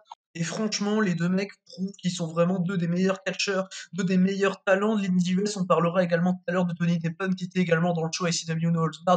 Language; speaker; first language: French; native; French